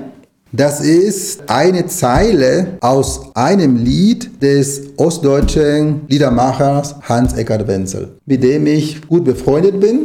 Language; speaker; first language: German; non-native, fluent; Spanish